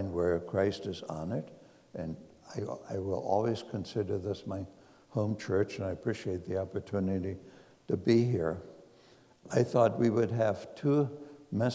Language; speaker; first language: English; non-native, fluent; German